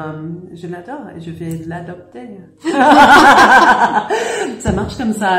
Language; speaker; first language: French; non-native, learner; English